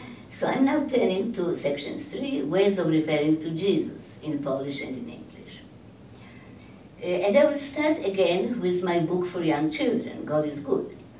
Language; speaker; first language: English; non-native, fluent; Polish